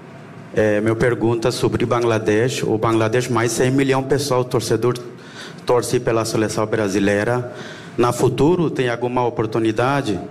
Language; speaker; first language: Portuguese; non-native, learner; Bangla